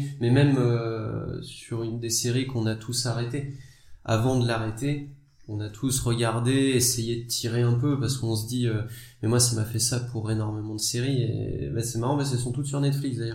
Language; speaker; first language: French; native; French